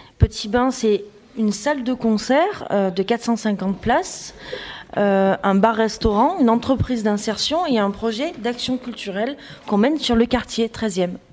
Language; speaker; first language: French; native; French